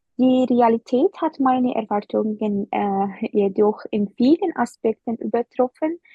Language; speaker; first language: German; non-native, fluent; Arabic